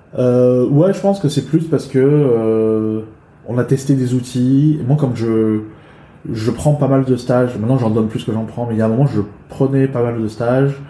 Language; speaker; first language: French; early bilingual, other home language; Chinese